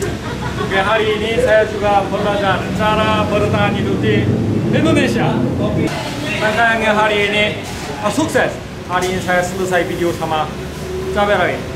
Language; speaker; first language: Indonesian; non-native, learner; Korean